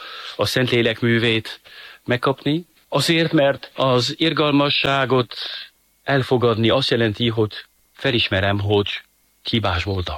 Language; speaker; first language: Hungarian; non-native, fluent; French